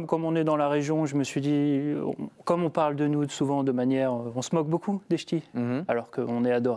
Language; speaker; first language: French; native; French